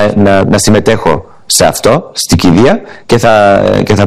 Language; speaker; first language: Greek; early bilingual, heritage; English